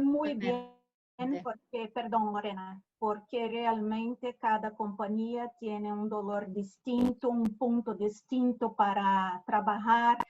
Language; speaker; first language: Spanish; non-native, fluent; Portuguese